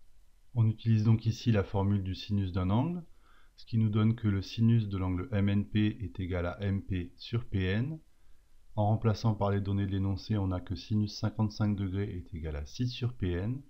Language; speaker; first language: French; native; French